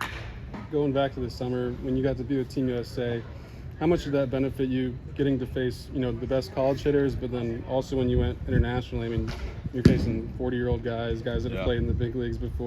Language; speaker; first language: English; native; English